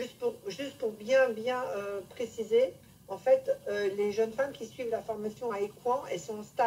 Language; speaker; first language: French; native; French